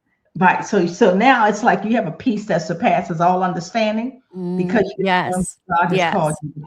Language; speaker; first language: English; native; English